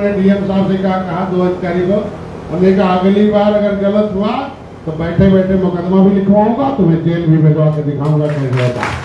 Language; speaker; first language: Hindi; native; Hindi